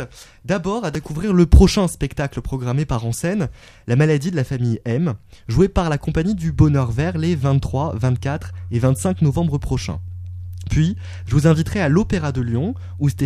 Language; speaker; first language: French; native; French